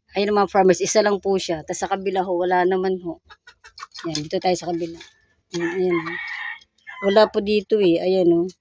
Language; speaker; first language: Filipino; non-native, local second language; Cebuano